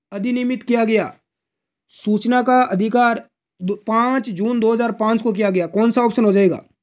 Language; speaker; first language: Hindi; native; Hindi